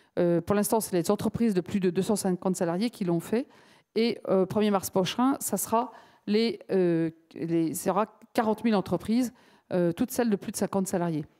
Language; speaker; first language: French; native; French